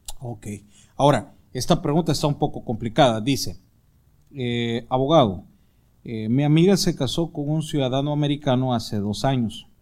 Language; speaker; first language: Spanish; native; Spanish